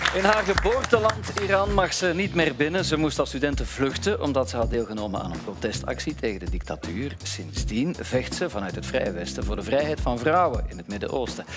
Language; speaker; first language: Dutch; native; Dutch